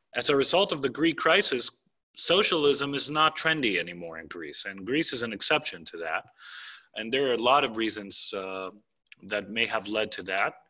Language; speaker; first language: English; non-native, fluent; Greek